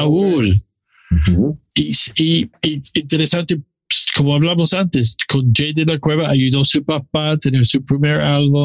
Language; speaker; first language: Spanish; non-native, learner; English